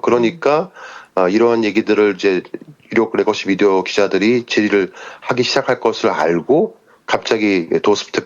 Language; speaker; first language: Korean; native; Korean